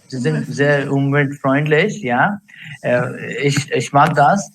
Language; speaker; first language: German; non-native, fluent; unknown